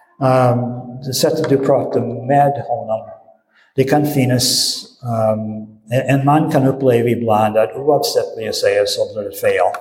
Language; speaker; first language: Swedish; non-native, fluent; English